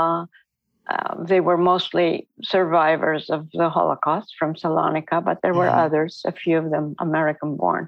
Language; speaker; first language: English; non-native, fluent; Ladino